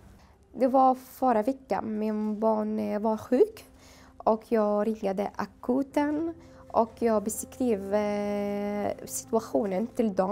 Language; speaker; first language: Swedish; non-native, learner; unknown